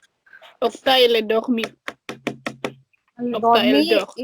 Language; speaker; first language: French; non-native, learner; Indonesian